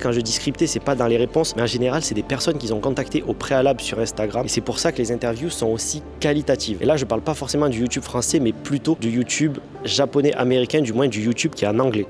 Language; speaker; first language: French; native; French